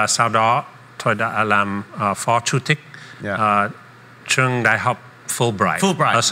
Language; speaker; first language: Vietnamese; non-native, fluent; English